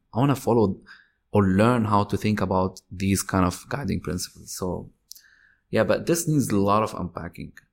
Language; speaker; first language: English; non-native, fluent; Arabic